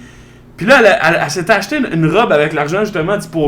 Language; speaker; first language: French; native; French